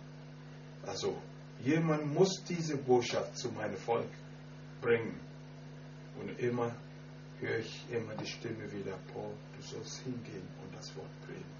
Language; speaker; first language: German; non-native, fluent; Akan